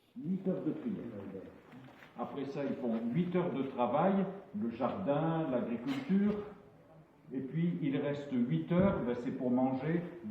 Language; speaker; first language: French; non-native, local second language; Arabic